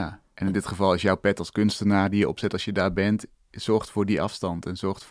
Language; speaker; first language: Dutch; native; Dutch